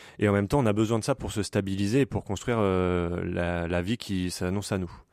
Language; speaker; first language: French; native; French